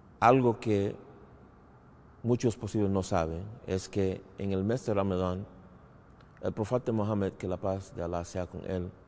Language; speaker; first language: Spanish; non-native, fluent; English